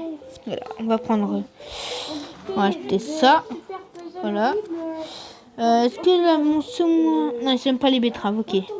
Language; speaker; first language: French; native; French